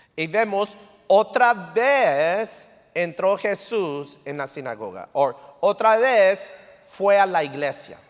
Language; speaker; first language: Spanish; early bilingual, heritage; English